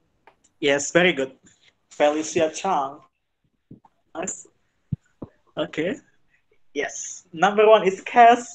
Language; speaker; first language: English; non-native, fluent; Indonesian